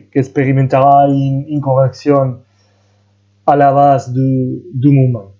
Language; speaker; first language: French; non-native, fluent; Spanish